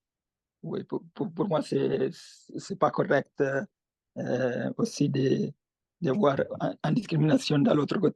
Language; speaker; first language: French; non-native, fluent; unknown